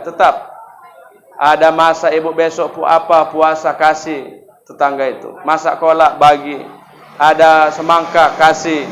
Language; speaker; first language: Indonesian; native; Indonesian